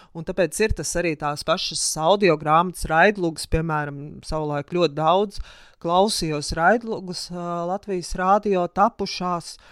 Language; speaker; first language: Latvian; native; Latvian